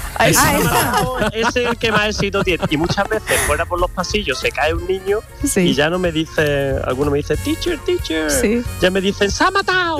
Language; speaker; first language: Spanish; native; Spanish